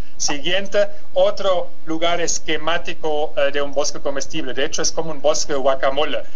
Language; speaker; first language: Spanish; non-native, fluent; German